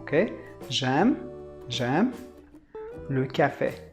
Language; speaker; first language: French; non-native, fluent; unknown